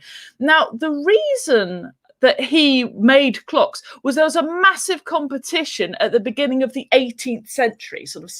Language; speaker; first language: English; native; English